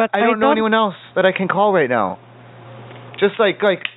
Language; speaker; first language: English; native; English